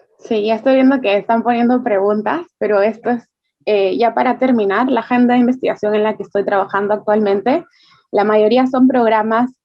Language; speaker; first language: Spanish; native; Spanish